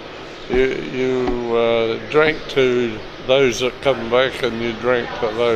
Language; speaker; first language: English; native; English